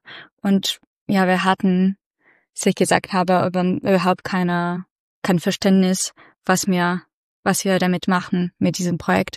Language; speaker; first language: German; non-native, fluent; Russian